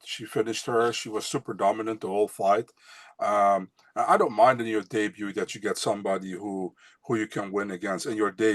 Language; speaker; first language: English; non-native, fluent; Dutch